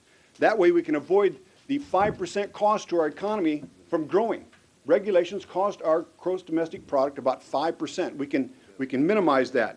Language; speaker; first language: English; native; English